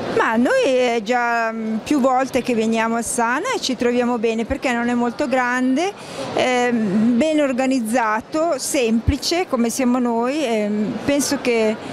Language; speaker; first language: Italian; native; Italian